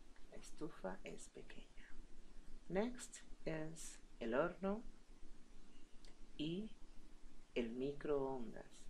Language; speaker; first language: Spanish; native; Spanish